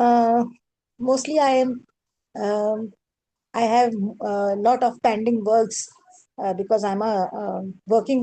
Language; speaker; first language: English; non-native, learner; Urdu